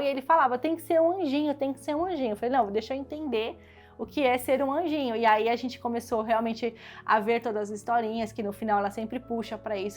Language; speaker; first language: Portuguese; native; Portuguese